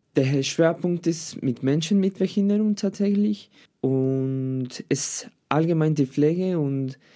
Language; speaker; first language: German; non-native, learner; Spanish